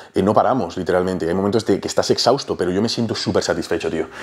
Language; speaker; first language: Spanish; native; Spanish